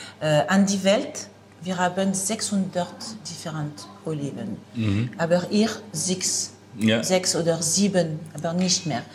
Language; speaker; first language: German; non-native, learner; French